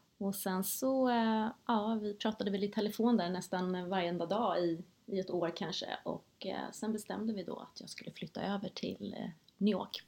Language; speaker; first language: Swedish; native; Swedish